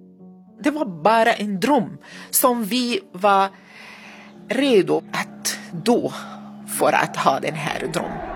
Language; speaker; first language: Swedish; non-native, learner; Arabic